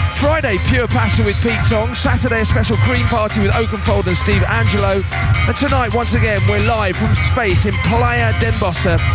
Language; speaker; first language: English; native; English